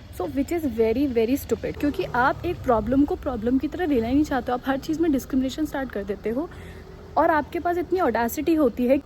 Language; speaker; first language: Hindi; native; Hindi